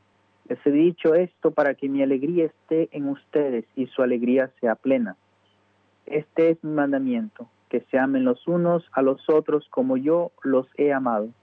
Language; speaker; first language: Spanish; native; Spanish